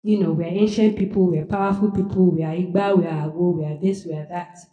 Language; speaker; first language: English; non-native, local second language; Yoruba